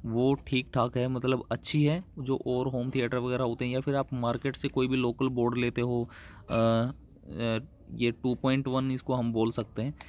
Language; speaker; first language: Hindi; native; Hindi